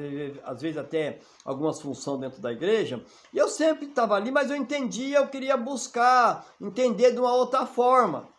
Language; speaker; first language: Portuguese; native; Portuguese